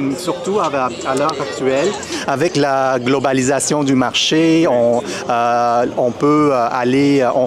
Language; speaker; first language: French; early bilingual, other home language; Vietnamese